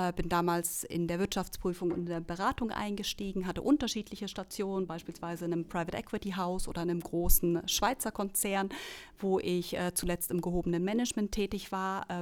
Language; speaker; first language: German; native; German